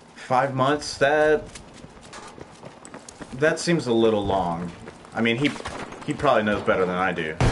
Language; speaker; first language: English; native; English